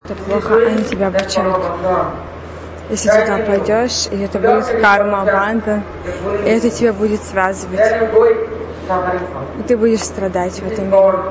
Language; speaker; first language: Russian; non-native, fluent; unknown